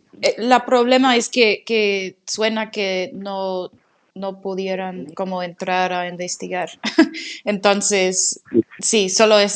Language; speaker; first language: Spanish; non-native, fluent; English